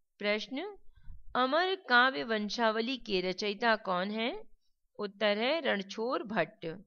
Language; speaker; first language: Hindi; native; Hindi